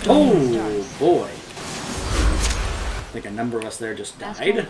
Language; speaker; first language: English; native; English